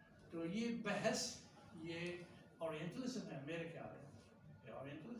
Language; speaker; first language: Hindi; non-native, fluent; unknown